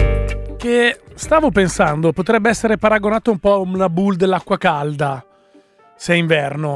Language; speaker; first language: Italian; native; Italian